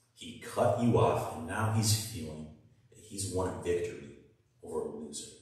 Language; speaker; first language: English; native; English